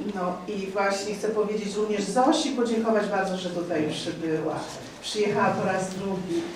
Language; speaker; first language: Polish; native; Polish